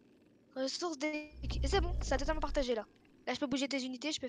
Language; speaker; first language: French; native; French